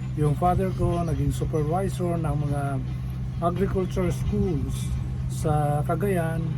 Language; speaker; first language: Filipino; native; Filipino